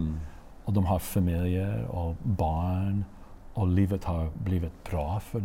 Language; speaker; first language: Swedish; non-native, fluent; English